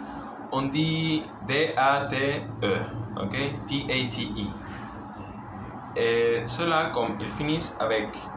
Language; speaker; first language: French; non-native, learner; Spanish